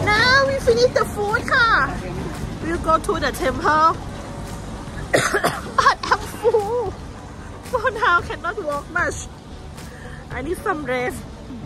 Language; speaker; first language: English; non-native, learner; Thai